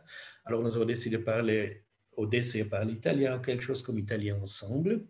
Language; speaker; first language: French; non-native, fluent; German